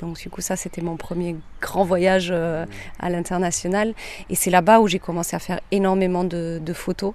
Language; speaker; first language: French; native; French